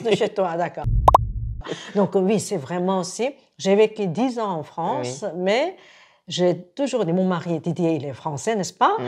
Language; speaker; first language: French; non-native, fluent; Korean